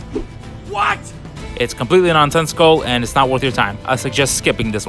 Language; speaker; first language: English; native; English